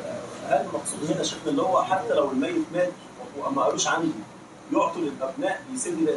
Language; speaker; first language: Arabic; native; Arabic